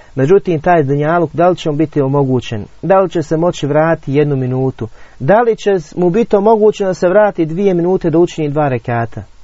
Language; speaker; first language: Bosnian; native; Bosnian